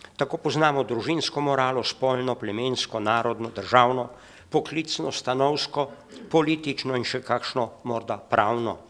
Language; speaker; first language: Slovenian; native; Slovenian